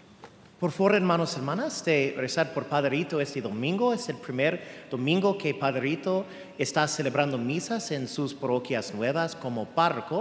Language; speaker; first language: Spanish; non-native, fluent; English